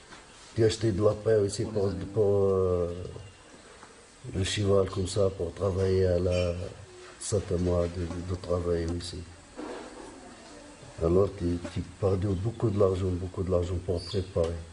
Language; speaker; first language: French; non-native, learner; Arabic